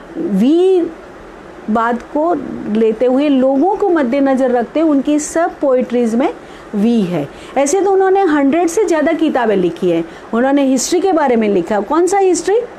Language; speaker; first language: Hindi; non-native, local second language; Gujarati